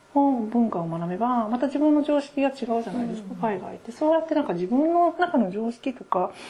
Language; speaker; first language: Japanese; native; Japanese